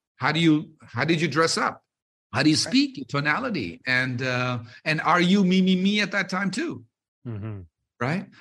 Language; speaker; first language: English; non-native, local second language; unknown